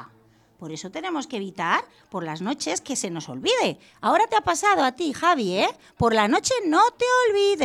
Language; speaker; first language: Spanish; native; Spanish